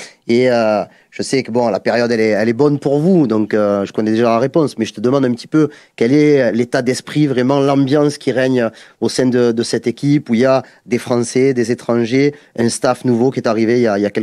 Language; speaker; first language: French; native; French